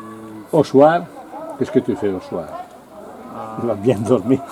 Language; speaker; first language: French; non-native, learner; Italian